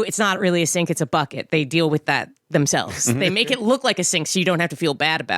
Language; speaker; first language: English; native; English